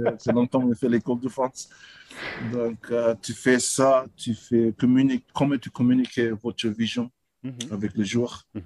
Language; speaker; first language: French; non-native, learner; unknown